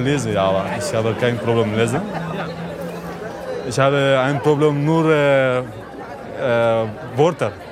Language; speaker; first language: German; non-native, learner; Tigrinya